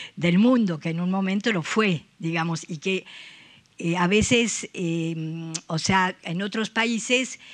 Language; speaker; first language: Spanish; non-native, fluent; French